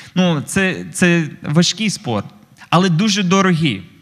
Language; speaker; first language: Ukrainian; non-native, fluent; English